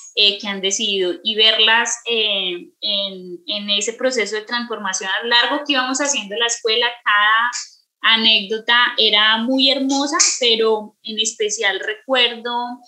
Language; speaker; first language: Spanish; native; Spanish